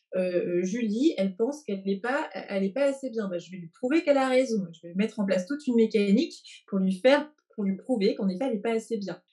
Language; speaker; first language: French; native; French